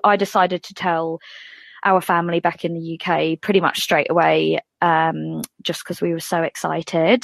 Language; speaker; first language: English; native; English